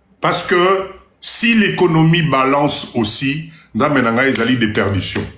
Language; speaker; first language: French; non-native, local second language; Lingala